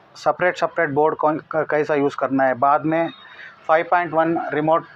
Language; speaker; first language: Hindi; non-native, local second language; Telugu